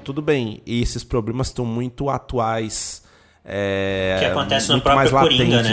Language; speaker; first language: Portuguese; native; Portuguese